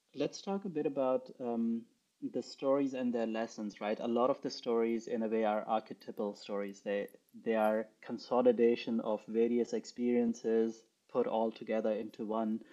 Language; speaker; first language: English; non-native, local second language; Urdu